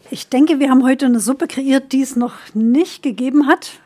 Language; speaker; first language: German; native; German